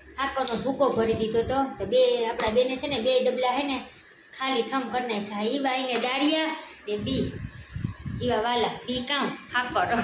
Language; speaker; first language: Gujarati; native; Gujarati